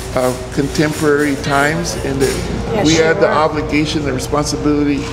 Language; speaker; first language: English; early bilingual, other home language; Spanish